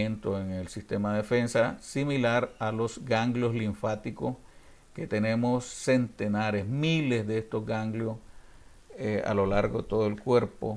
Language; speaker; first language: Spanish; native; Spanish